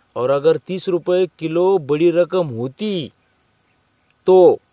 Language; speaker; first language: Hindi; non-native, local second language; Marathi